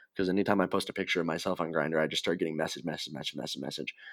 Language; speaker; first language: English; native; English